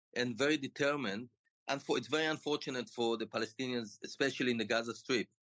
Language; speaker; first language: English; non-native, fluent; Hebrew